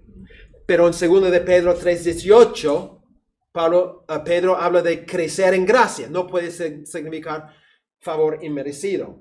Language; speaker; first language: Spanish; non-native, fluent; English